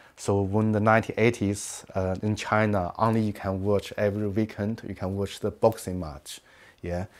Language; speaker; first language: English; non-native, learner; Chinese